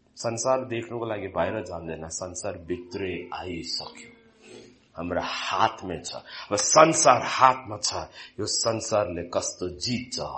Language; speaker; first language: Nepali; non-native, fluent; Malayalam